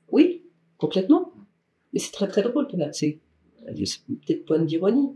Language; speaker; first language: French; native; French